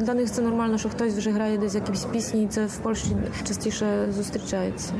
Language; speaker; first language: Ukrainian; early bilingual, heritage; Ukrainian